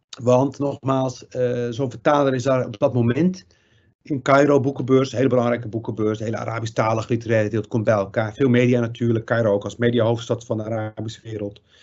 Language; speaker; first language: Dutch; early bilingual, other home language; Riffian